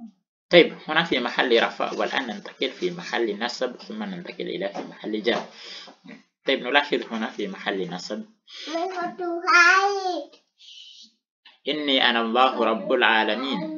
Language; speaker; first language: Arabic; non-native, fluent; Indonesian